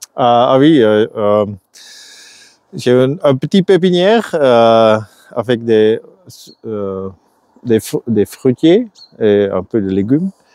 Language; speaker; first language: French; non-native, local second language; Dutch